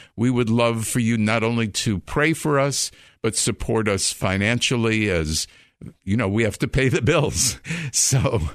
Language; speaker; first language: English; native; English